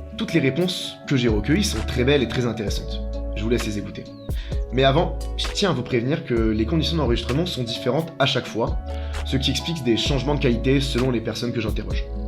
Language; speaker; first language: French; native; French